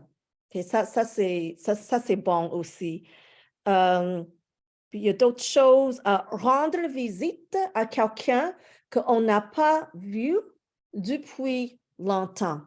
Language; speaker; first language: French; non-native, fluent; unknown